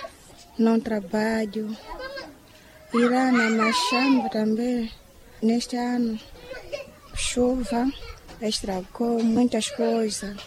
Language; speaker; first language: Portuguese; non-native, local second language; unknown